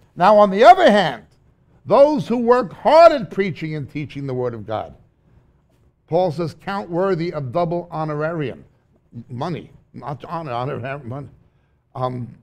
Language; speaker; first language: English; native; English